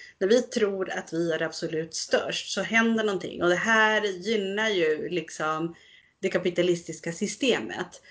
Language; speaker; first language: Swedish; early bilingual, other home language; Spanish